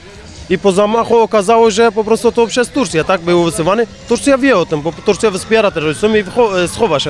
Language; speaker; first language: Polish; non-native, fluent; Kurdish